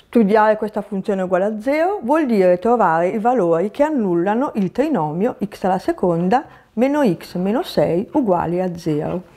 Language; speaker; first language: Italian; native; Italian